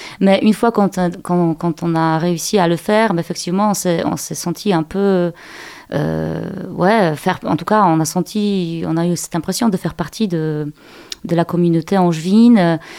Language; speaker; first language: French; non-native, fluent; Polish